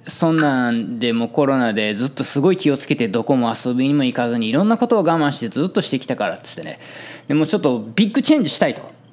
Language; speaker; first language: Japanese; native; Japanese